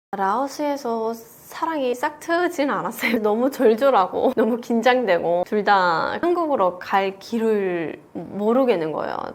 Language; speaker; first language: Korean; native; Korean